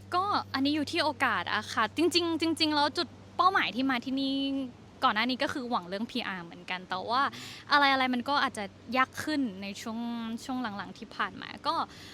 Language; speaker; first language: Thai; native; Thai